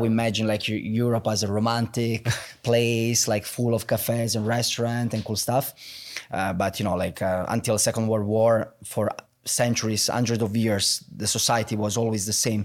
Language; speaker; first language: English; non-native, fluent; Italian